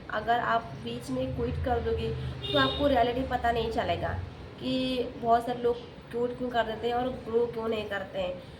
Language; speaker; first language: Hindi; non-native, local second language; Odia